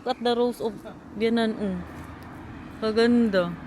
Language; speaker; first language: English; non-native, local second language; Filipino